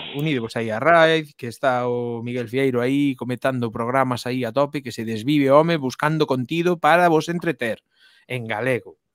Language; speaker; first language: Galician; native; Galician